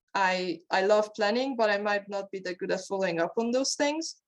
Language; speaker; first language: English; non-native, fluent; Hungarian